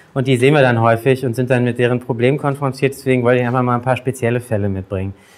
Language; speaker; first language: German; native; German